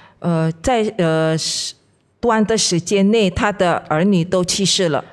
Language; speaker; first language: Chinese; non-native, fluent; Indonesian